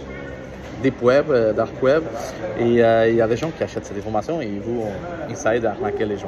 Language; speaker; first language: French; non-native, learner; Portuguese